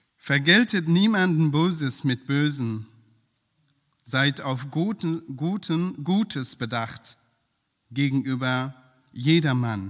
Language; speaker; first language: German; non-native, fluent; Persian